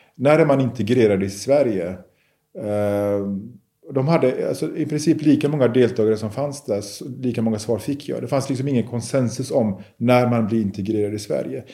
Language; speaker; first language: Swedish; early bilingual, other home language; Persian